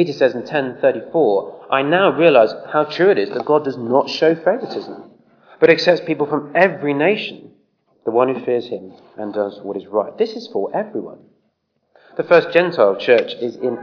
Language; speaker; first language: English; native; English